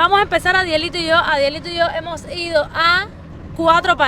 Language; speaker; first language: Spanish; native; Spanish